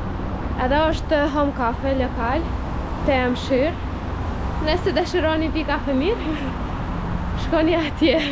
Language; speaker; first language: Albanian; non-native, learner; Russian